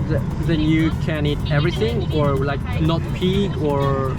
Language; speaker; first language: English; non-native, learner; Korean